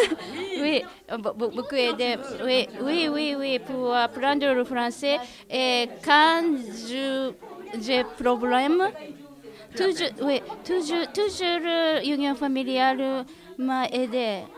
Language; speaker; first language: French; non-native, learner; Japanese